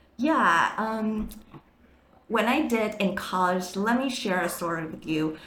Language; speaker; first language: English; non-native, fluent; Chinese